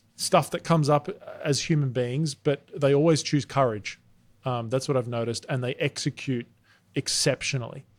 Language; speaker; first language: English; native; English